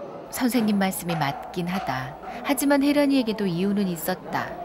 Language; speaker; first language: Korean; native; Korean